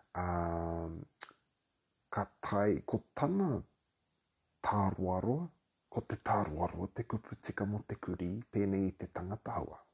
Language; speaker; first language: Māori; native; Māori